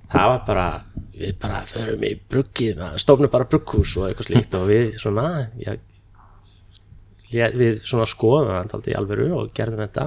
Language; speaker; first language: Icelandic; non-native, fluent; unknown